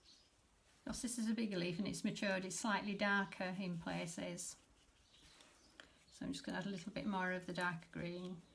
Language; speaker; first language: English; native; English